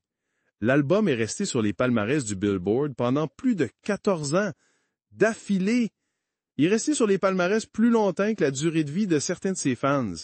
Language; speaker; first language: French; native; French